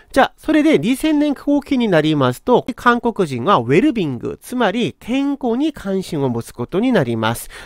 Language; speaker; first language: Japanese; non-native, fluent; Korean